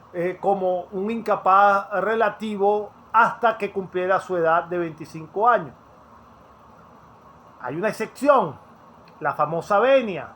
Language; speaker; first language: Spanish; native; Spanish